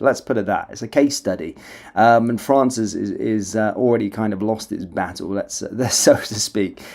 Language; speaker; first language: English; native; English